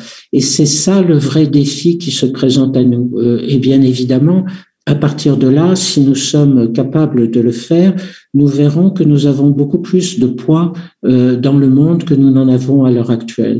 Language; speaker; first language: French; native; French